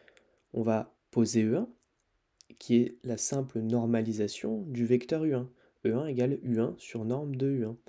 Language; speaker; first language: French; native; French